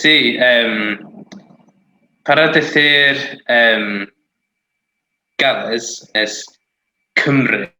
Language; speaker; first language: Spanish; non-native, fluent; English